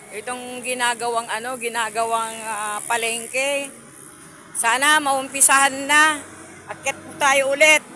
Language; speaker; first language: Filipino; native; Filipino